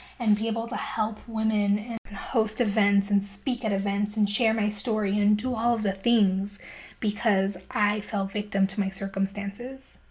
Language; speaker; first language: English; native; English